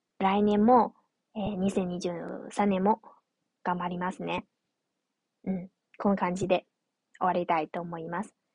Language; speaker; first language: Japanese; non-native, fluent; Chinese